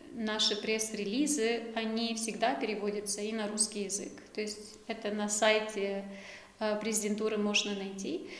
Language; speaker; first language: Russian; non-native, local second language; Romanian